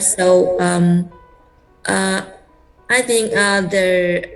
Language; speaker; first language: English; non-native, learner; Vietnamese